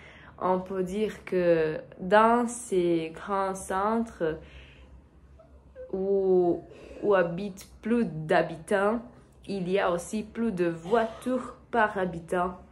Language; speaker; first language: French; non-native, learner; Portuguese